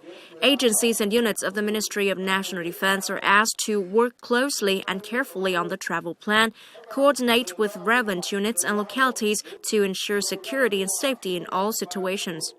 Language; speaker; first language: English; non-native, fluent; Vietnamese